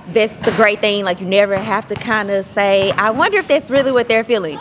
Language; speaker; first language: English; native; English